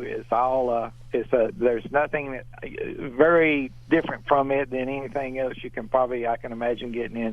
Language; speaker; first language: English; native; English